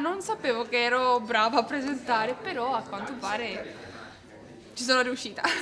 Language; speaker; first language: Italian; non-native, fluent; Romanian